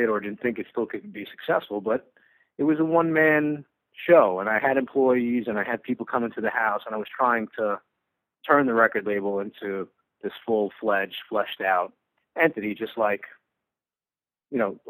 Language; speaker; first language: English; native; English